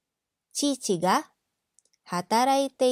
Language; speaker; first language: Japanese; non-native, fluent; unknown